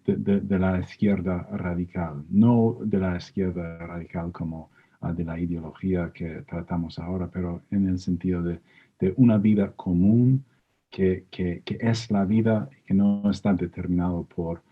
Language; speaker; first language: Spanish; non-native, fluent; English